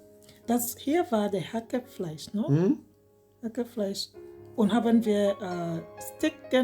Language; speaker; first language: German; non-native, learner; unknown